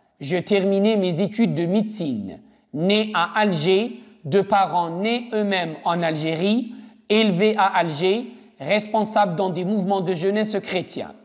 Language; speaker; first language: French; non-native, local second language; Arabic